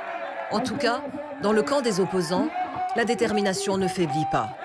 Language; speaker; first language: French; native; French